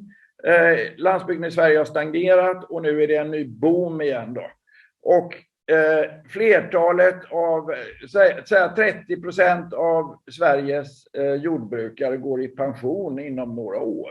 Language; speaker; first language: Swedish; native; Swedish